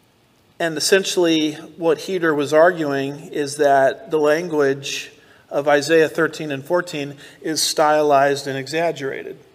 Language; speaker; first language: English; native; English